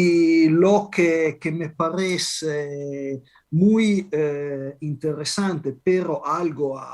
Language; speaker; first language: Spanish; non-native, fluent; Italian